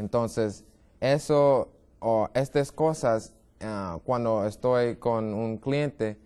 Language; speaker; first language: Spanish; non-native, learner; English